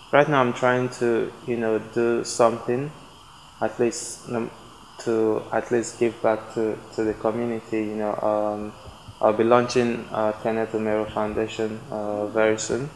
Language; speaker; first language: English; non-native, local second language; Igbo